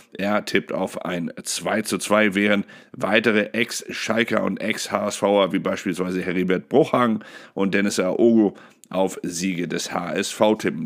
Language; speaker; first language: German; native; German